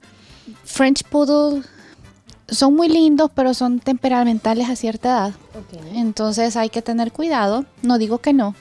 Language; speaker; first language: Spanish; native; Spanish